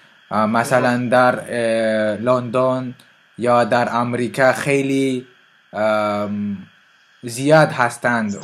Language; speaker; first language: Persian; non-native, learner; French